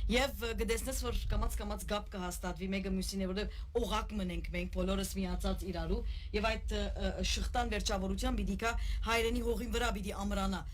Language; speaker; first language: Armenian; native; Armenian